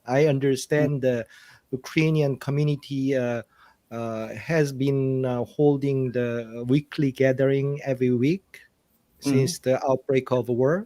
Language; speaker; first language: English; non-native, fluent; Korean